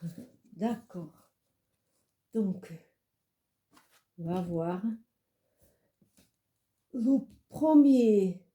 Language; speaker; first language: French; non-native, fluent; Portuguese